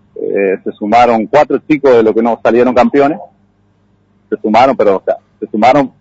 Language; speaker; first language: Spanish; native; Spanish